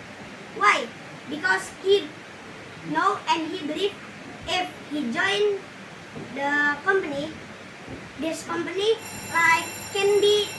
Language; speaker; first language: English; non-native, learner; Indonesian